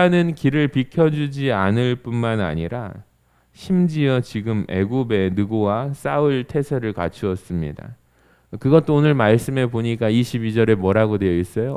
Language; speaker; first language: Korean; native; Korean